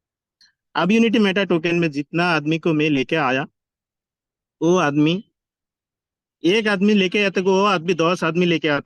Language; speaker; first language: Hindi; non-native, learner; Bangla